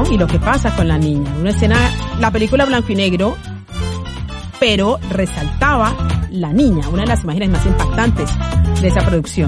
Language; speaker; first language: Spanish; native; Spanish